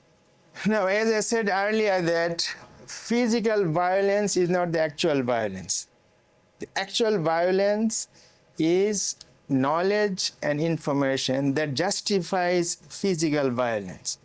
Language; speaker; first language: English; non-native, local second language; Bangla